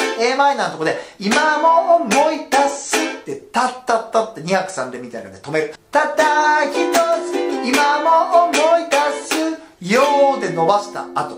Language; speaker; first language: Japanese; native; Japanese